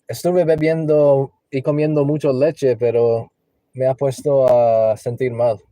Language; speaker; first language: Spanish; non-native, learner; English